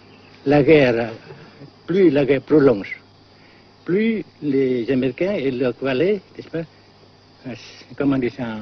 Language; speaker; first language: French; non-native, fluent; Vietnamese